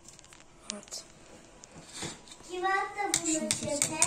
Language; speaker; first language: Turkish; early bilingual, heritage; Turkish